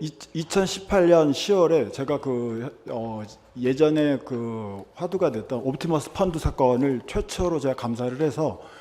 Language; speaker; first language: Korean; native; Korean